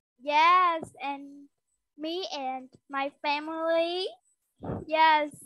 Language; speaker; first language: English; non-native, learner; Vietnamese